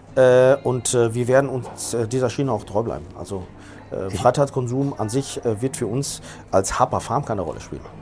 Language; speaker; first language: German; early bilingual, other home language; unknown